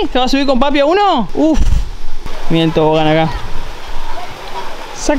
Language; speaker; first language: Spanish; native; Spanish